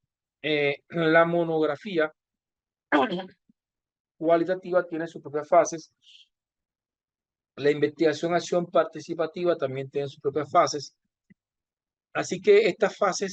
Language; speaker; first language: Spanish; native; Spanish